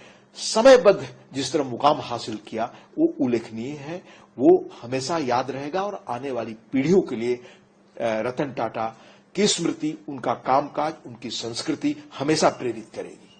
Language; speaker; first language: Hindi; native; Hindi